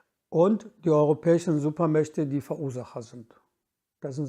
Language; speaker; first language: German; non-native, fluent; Kurdish